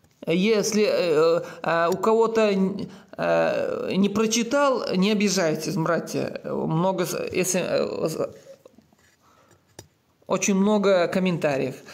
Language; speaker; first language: Russian; non-native, local second language; Uzbek